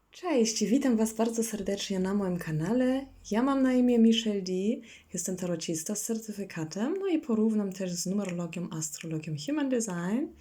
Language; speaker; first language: Polish; non-native, learner; German